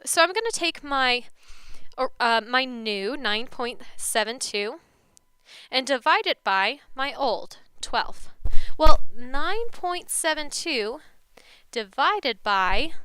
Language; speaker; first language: English; native; English